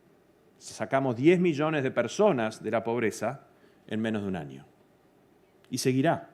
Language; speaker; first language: Spanish; native; Spanish